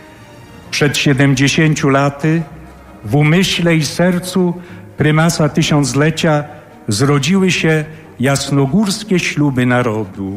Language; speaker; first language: Polish; native; Polish